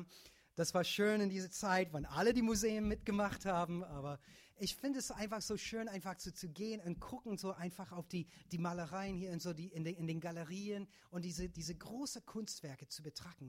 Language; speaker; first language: German; non-native, fluent; English